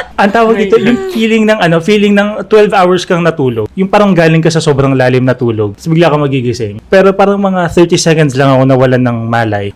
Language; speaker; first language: Filipino; native; Filipino